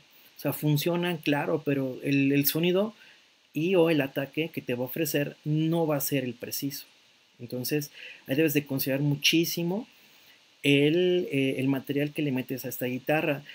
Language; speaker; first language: Spanish; native; Spanish